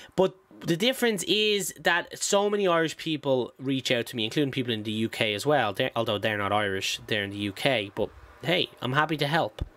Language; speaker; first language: English; native; English